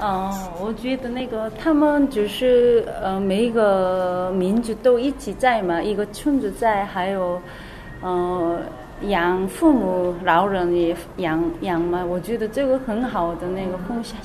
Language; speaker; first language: Chinese; non-native, learner; Korean